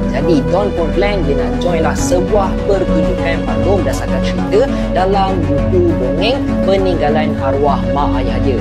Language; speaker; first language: Malay; native; Malay